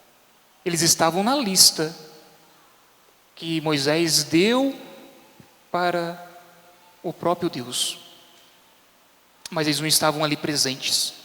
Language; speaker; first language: Portuguese; native; Portuguese